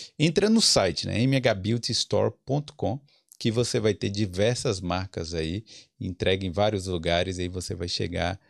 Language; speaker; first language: Portuguese; native; Portuguese